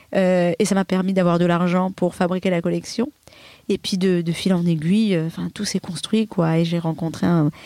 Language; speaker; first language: French; early bilingual, other home language; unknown